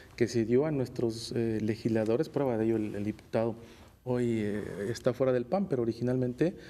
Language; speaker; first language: Spanish; native; Spanish